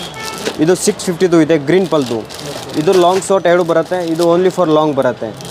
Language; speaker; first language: Kannada; non-native, local second language; Hindi